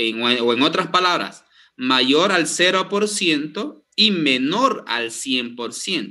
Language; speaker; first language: Spanish; native; Spanish